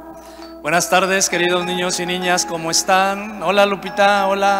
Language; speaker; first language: Spanish; native; Spanish